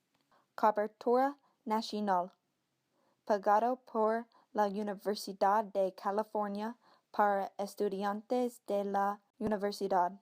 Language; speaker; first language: Spanish; non-native, learner; English